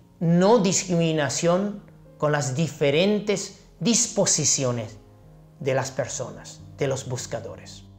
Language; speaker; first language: Spanish; non-native, fluent; Chinese